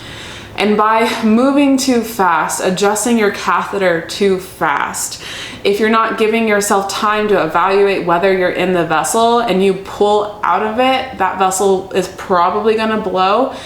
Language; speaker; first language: English; native; English